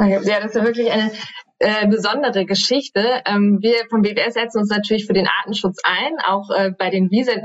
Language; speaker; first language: German; native; German